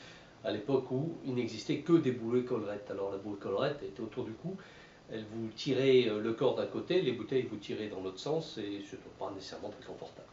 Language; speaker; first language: French; native; French